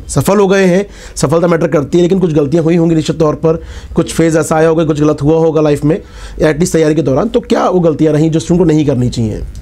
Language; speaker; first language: Hindi; native; Hindi